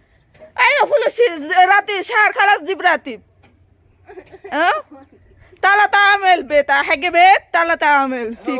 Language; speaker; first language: Arabic; non-native, learner; Bangla